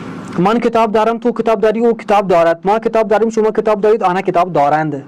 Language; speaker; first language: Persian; non-native, fluent; Urdu